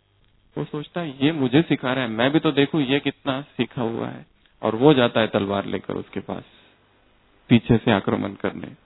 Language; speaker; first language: Hindi; native; Hindi